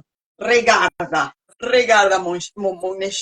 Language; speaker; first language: French; non-native, learner; Spanish